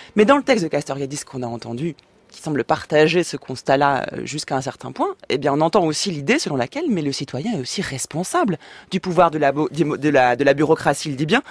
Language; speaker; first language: French; native; French